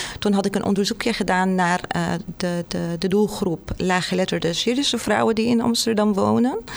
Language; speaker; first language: Dutch; non-native, fluent; Arabic